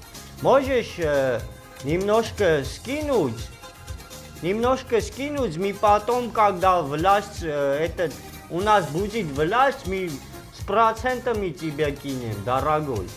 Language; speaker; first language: Russian; non-native, learner; Armenian